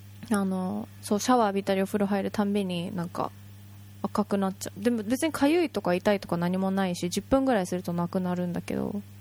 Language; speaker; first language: Japanese; native; Japanese